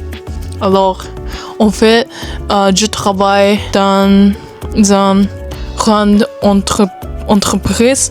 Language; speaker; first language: French; non-native, learner; Japanese